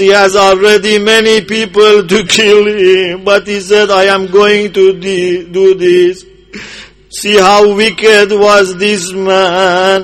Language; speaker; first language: English; non-native, fluent; Persian